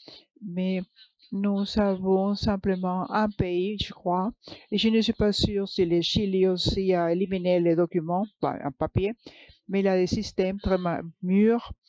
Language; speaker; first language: French; non-native, fluent; English